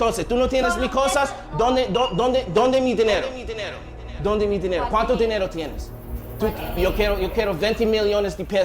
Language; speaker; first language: Spanish; non-native, learner; English